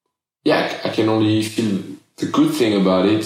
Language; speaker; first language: English; non-native, fluent; French